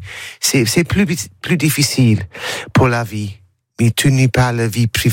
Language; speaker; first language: French; non-native, learner; English